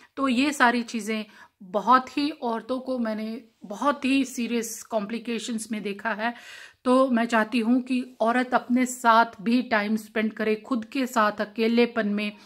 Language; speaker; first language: Hindi; non-native, local second language; Punjabi